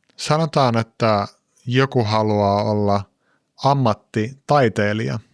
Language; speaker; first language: Finnish; native; Finnish